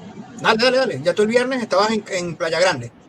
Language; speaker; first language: Spanish; native; Spanish